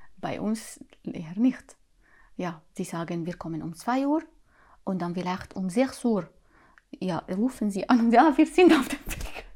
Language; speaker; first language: German; non-native, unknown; Arabic